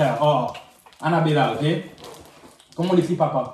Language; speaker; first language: French; native; French